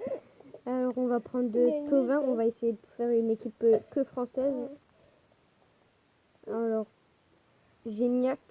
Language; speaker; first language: French; native; French